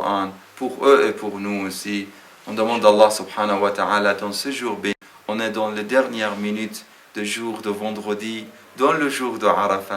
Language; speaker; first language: French; non-native, fluent; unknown